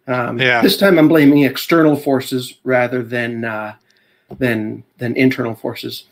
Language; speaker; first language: English; native; English